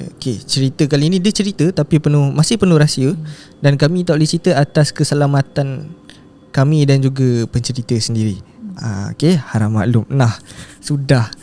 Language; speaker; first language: Malay; native; Malay